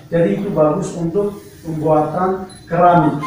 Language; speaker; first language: Indonesian; non-native, fluent; Turkish